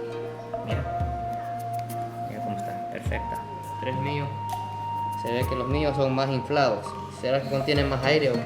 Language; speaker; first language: Spanish; non-native, fluent; Japanese